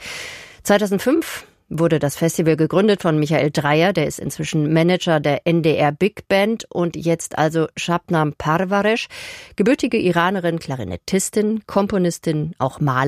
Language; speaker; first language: German; native; German